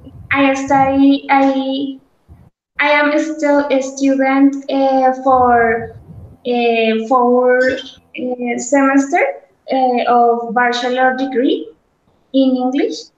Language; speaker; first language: English; non-native, learner; Spanish